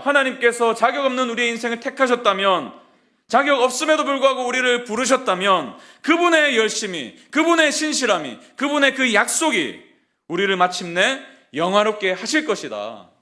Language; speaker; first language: Korean; native; Korean